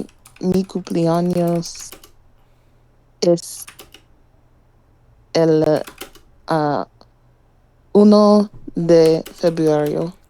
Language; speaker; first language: Spanish; non-native, learner; English